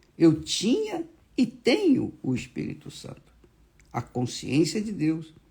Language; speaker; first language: Portuguese; native; Portuguese